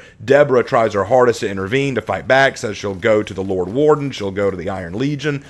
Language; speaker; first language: English; native; English